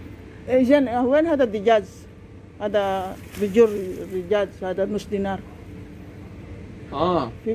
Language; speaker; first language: Arabic; non-native, learner; Filipino